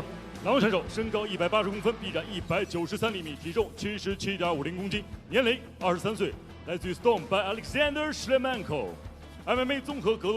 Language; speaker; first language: Chinese; native; Chinese